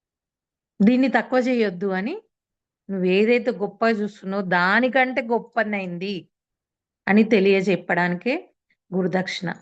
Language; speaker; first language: Telugu; native; Telugu